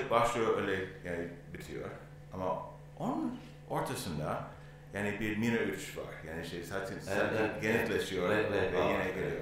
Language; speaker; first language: Turkish; non-native, learner; English